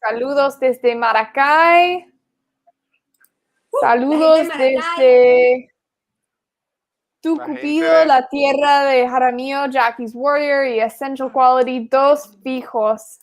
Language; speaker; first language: Spanish; non-native, fluent; English